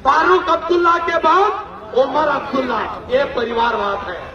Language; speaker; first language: Hindi; non-native, local second language; Kannada